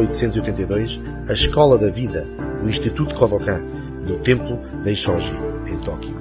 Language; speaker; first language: Portuguese; native; Portuguese